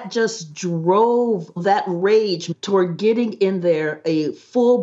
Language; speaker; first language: English; native; English